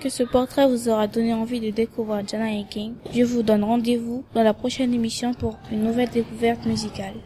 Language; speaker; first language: French; native; French